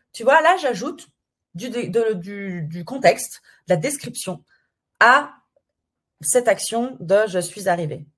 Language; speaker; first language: French; native; French